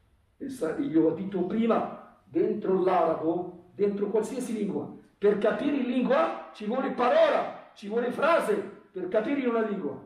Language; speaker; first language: Italian; non-native, fluent; Arabic